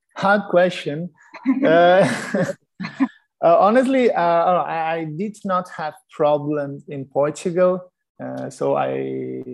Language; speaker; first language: English; non-native, fluent; Italian